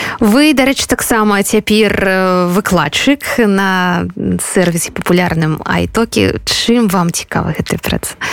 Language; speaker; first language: Belarusian; native; Belarusian